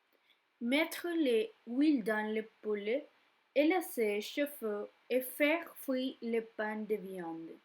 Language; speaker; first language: French; non-native, learner; Spanish